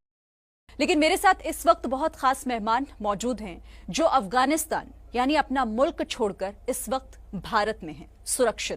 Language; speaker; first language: Hindi; native; Hindi